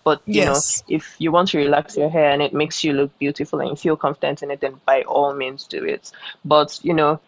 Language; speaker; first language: English; non-native, local second language; Yoruba